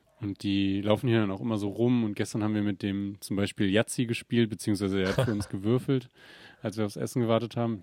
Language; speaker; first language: German; native; German